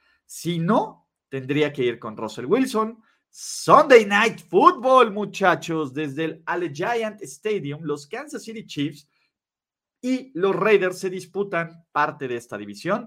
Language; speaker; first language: Spanish; native; Spanish